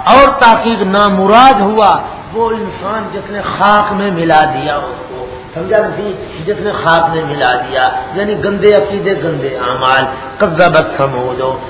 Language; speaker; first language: Urdu; non-native, local second language; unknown